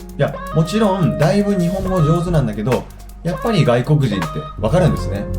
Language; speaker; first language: Japanese; native; Japanese